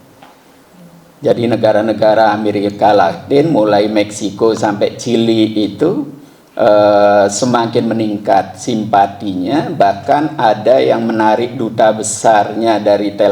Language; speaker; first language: Indonesian; native; Indonesian